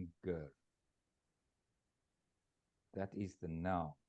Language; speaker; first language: English; non-native, fluent; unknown